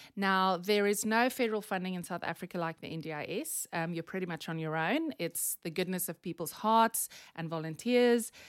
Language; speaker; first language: English; non-native, local second language; Afrikaans